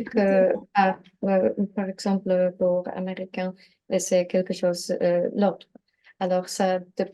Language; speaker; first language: French; non-native, learner; Polish